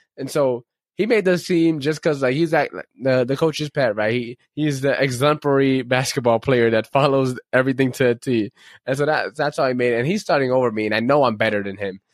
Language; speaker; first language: English; native; English